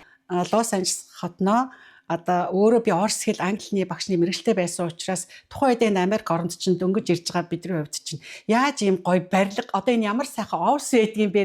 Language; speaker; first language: Mongolian; native; Mongolian